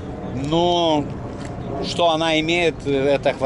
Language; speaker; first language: Russian; non-native, local second language; Lithuanian